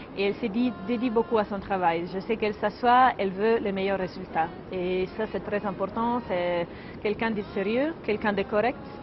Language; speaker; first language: French; non-native, fluent; Italian